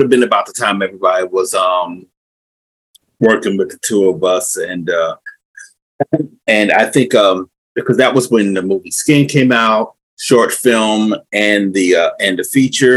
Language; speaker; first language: English; native; English